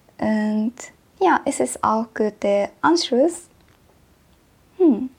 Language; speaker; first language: German; non-native, learner; Japanese